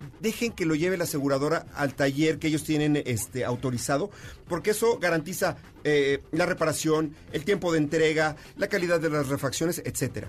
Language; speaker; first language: Spanish; native; Spanish